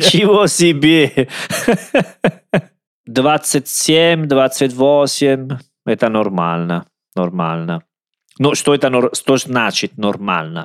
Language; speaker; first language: Russian; non-native, learner; Italian